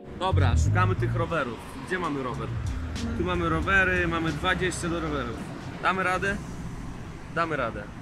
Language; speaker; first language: Polish; non-native, fluent; Russian